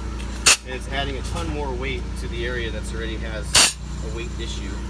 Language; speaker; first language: English; native; English